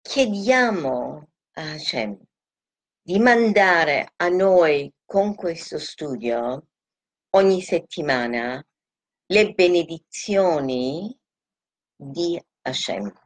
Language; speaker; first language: Italian; non-native, fluent; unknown